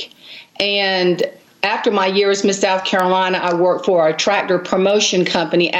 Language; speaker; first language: English; native; English